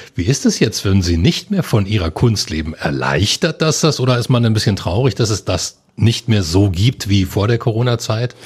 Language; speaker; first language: German; native; German